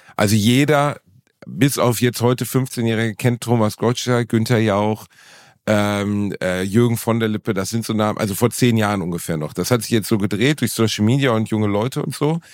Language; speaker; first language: German; native; German